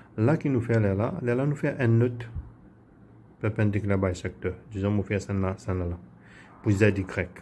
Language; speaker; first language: French; non-native, local second language; Morisyen